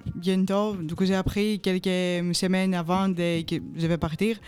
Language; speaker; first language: French; non-native, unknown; Greek